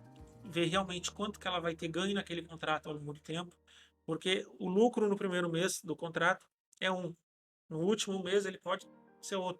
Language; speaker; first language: Portuguese; native; Portuguese